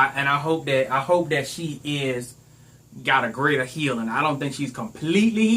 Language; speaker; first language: English; native; English